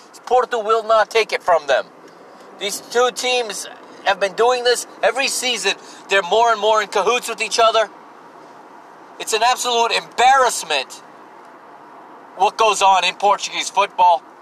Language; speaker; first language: English; early bilingual, other home language; Portuguese